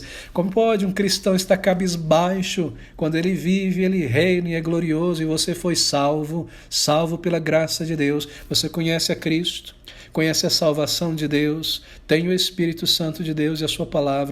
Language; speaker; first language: Portuguese; native; Portuguese